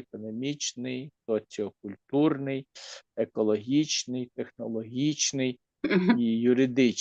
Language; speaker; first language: Ukrainian; native; Ukrainian